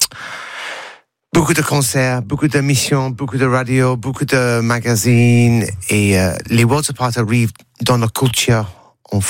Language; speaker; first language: French; non-native, learner; English